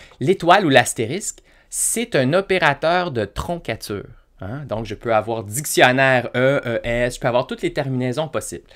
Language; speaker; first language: French; native; French